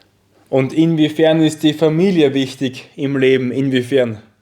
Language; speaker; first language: German; native; German